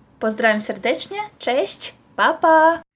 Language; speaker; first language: Polish; non-native, learner; Russian